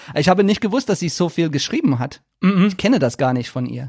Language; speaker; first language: German; non-native, learner; Afrikaans